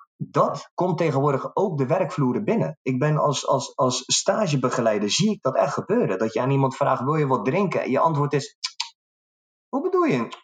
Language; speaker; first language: Dutch; early bilingual, other home language; Arabic